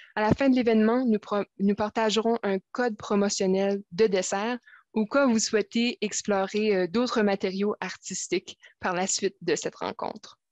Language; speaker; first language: French; native; French